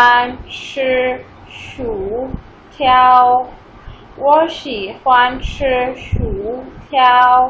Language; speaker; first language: Chinese; non-native, fluent; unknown